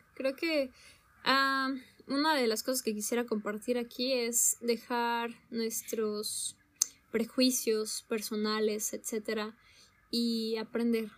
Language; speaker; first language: Spanish; native; Spanish